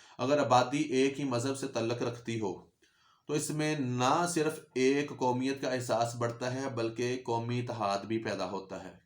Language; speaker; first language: Urdu; non-native, local second language; Punjabi